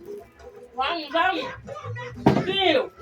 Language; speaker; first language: Portuguese; non-native, learner; Haitian Creole